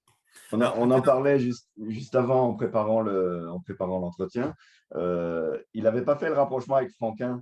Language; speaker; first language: French; native; French